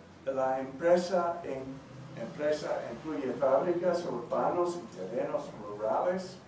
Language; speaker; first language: Spanish; non-native, learner; English